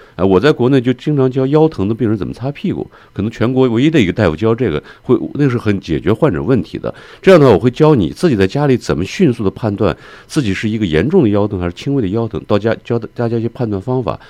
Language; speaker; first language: Chinese; native; Chinese